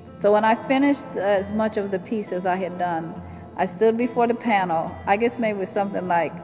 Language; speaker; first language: English; native; English